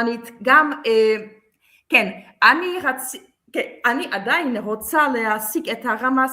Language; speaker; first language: Hebrew; non-native, fluent; Czech